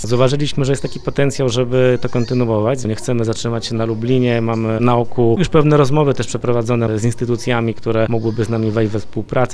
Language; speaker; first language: Polish; native; Polish